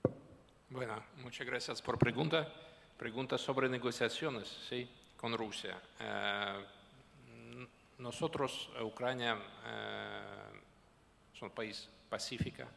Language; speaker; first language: Spanish; non-native, fluent; Ukrainian